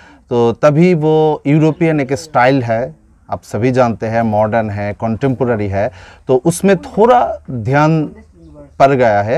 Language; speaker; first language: Hindi; non-native, fluent; Bangla